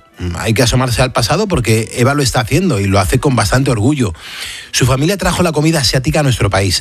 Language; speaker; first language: Spanish; native; Spanish